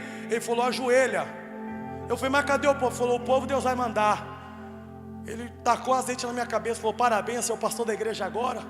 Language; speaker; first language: Portuguese; native; Portuguese